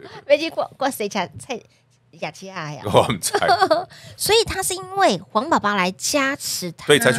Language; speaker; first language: Chinese; native; Chinese